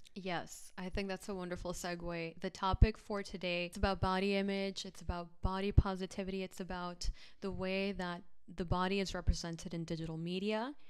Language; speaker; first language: English; early bilingual, other home language; Spanish